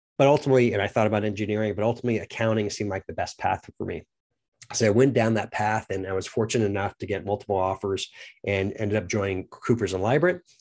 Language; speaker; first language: English; native; English